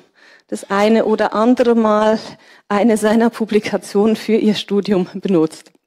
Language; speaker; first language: German; native; German